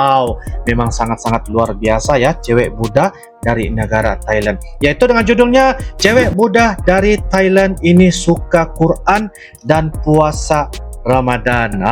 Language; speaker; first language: Indonesian; non-native, local second language; Malay